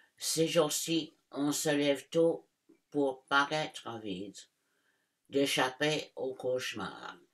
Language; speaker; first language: French; non-native, fluent; English